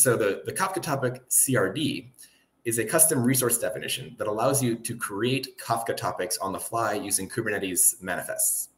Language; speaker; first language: English; native; English